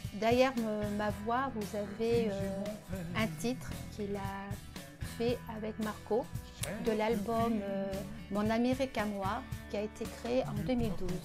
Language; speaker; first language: French; native; French